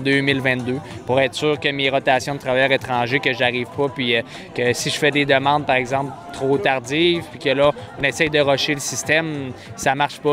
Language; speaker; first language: French; native; French